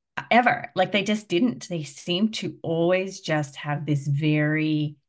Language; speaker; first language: English; native; English